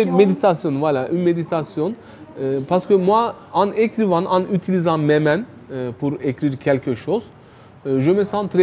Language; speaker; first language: French; non-native, fluent; Turkish